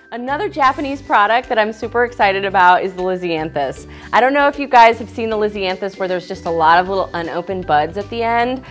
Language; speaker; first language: English; native; English